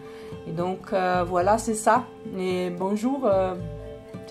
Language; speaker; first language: French; non-native, fluent; Portuguese